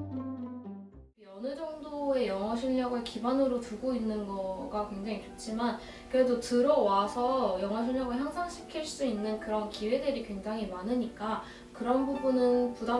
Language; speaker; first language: Korean; native; Korean